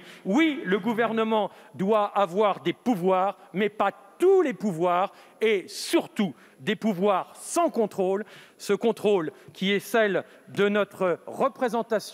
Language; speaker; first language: French; native; French